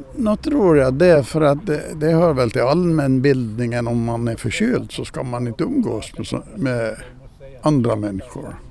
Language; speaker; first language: Swedish; native; Swedish